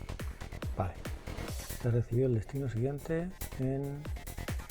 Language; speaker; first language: Spanish; native; Spanish